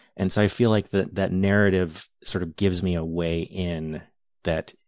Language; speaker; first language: English; native; English